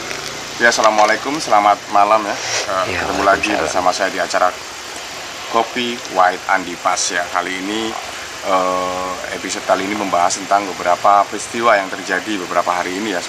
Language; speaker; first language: Indonesian; native; Indonesian